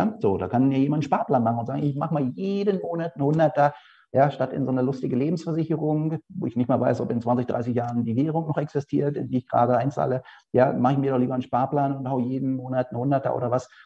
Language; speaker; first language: German; native; German